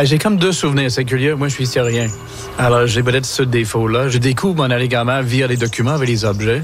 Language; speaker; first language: French; non-native, local second language; English